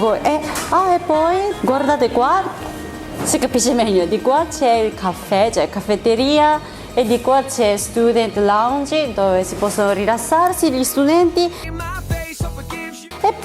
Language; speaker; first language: Italian; non-native, fluent; Japanese